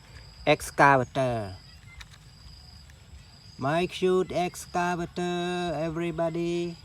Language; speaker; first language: English; non-native, local second language; Indonesian